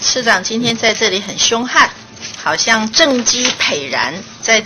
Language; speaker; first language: Chinese; native; Chinese